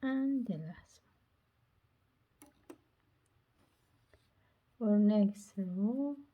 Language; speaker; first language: English; non-native, learner; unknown